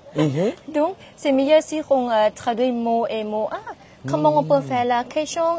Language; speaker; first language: French; non-native, learner; Thai